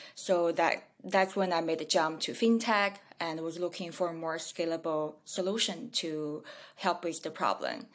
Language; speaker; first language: English; non-native, fluent; Chinese